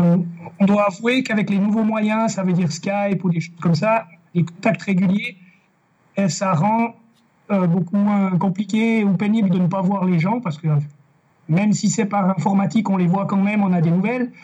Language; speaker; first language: French; native; French